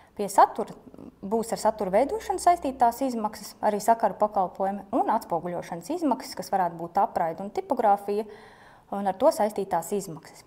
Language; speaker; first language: Latvian; native; Latvian